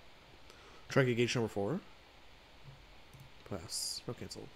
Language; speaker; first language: English; native; English